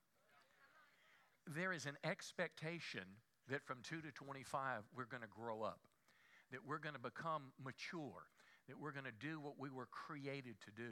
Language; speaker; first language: English; native; English